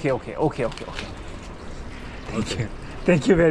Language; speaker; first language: English; non-native, learner; Korean